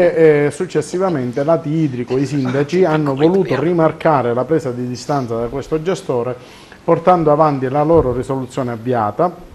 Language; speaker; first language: Italian; native; Italian